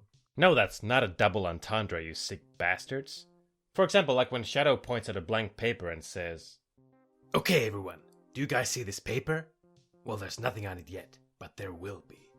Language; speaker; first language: English; native; English